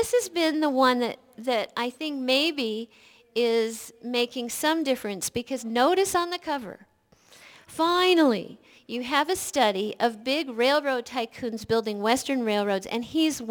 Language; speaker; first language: English; native; English